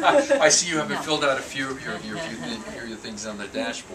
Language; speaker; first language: English; native; English